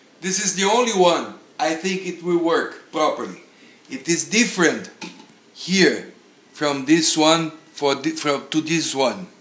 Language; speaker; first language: English; non-native, learner; Portuguese